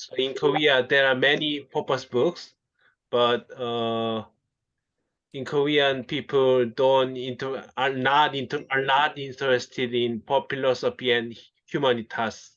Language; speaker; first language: English; non-native, local second language; Korean